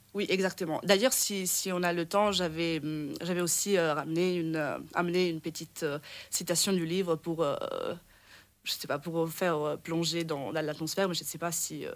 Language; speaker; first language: French; non-native, fluent; Italian